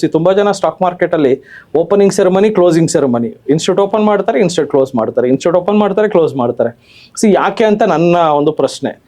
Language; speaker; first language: Kannada; native; Kannada